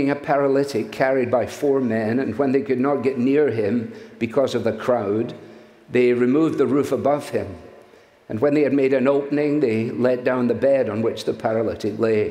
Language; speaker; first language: English; native; English